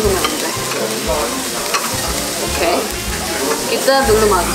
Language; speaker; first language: Indonesian; non-native, learner; Korean